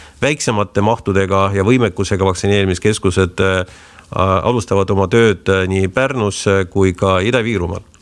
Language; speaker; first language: Estonian; non-native, local second language; Russian